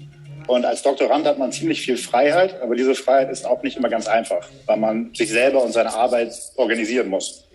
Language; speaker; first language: German; native; German